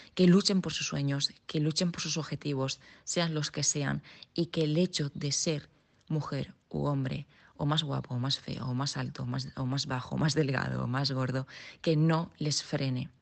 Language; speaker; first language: Spanish; native; Spanish